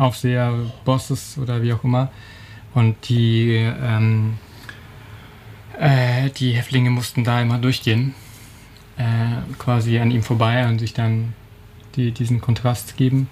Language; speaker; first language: German; native; German